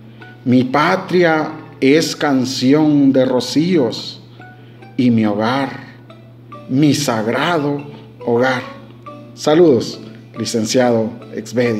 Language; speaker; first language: Spanish; native; Spanish